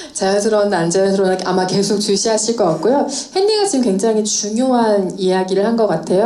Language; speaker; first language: Korean; native; Korean